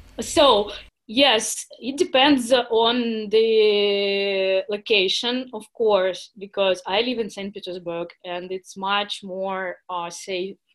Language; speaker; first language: English; non-native, fluent; Russian